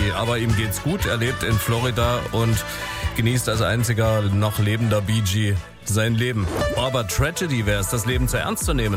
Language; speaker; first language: German; native; German